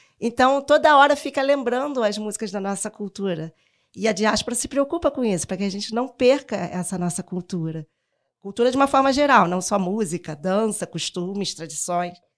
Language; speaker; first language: Portuguese; native; Portuguese